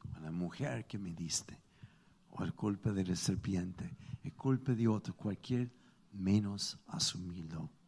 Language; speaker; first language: Spanish; non-native, fluent; English